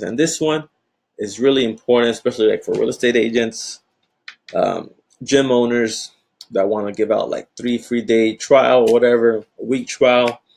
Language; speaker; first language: English; native; English